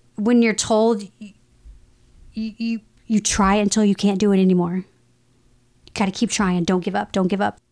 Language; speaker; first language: English; native; English